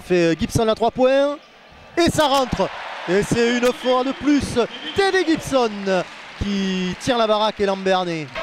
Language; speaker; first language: French; native; French